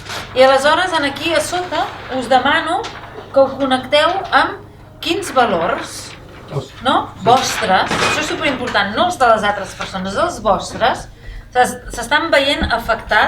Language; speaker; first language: Catalan; native; Catalan